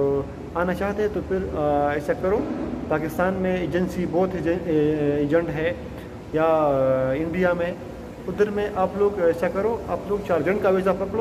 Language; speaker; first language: Hindi; non-native, local second language; Pashto